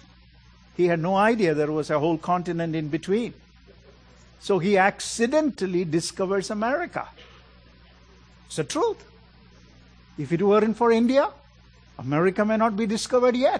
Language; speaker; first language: English; non-native, local second language; Malayalam